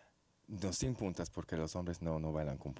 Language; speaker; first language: Spanish; non-native, fluent; English